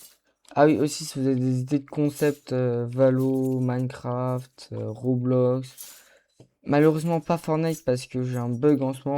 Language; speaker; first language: French; native; French